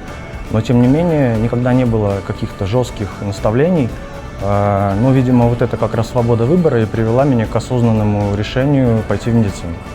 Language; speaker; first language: Russian; native; Russian